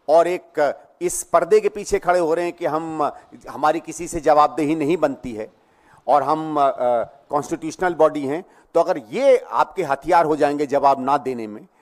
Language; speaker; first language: Hindi; native; Hindi